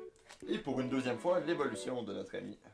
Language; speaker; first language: French; native; French